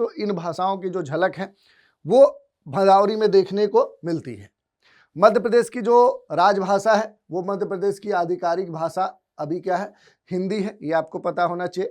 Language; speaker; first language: Hindi; native; Hindi